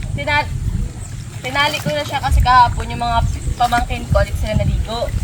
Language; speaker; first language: Filipino; non-native, local second language; Bikol